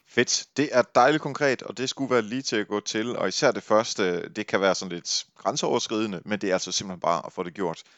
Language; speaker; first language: Danish; native; Danish